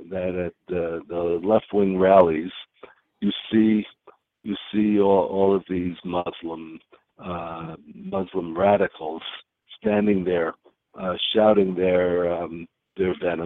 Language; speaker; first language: English; native; English